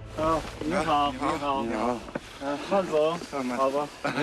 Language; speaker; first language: Chinese; non-native, fluent; Korean